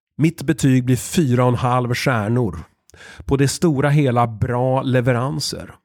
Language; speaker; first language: Swedish; native; Swedish